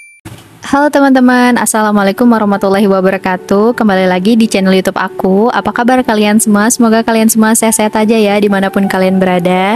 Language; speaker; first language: Indonesian; native; Indonesian